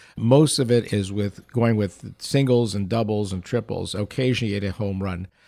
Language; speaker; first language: English; early bilingual, other home language; Yiddish